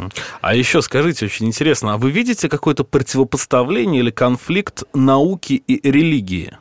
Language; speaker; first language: Russian; native; Russian